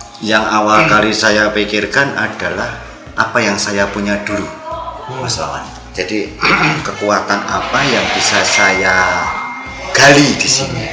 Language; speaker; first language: Indonesian; non-native, local second language; Javanese